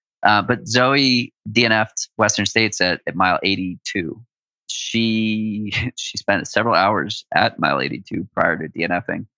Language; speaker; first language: English; native; English